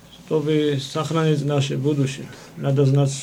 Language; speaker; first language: Russian; non-native, fluent; Georgian